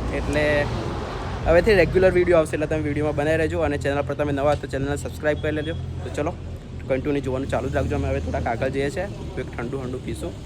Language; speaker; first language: Gujarati; native; Gujarati